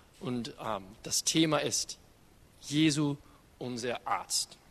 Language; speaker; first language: German; non-native, learner; English